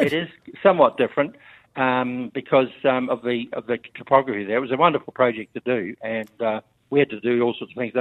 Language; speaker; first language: English; native; English